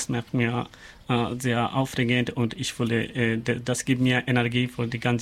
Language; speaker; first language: German; non-native, learner; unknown